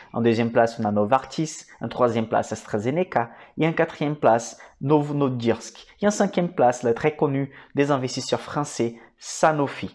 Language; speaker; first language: French; non-native, fluent; Portuguese